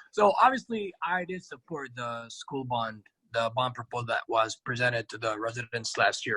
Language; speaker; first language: English; non-native, fluent; Arabic